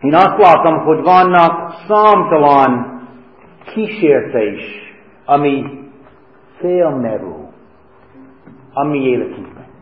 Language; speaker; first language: Hungarian; non-native, fluent; English